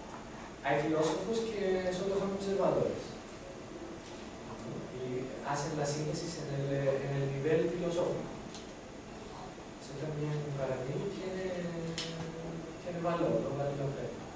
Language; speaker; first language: Spanish; non-native, fluent; Greek